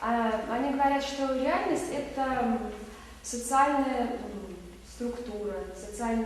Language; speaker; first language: Russian; native; Russian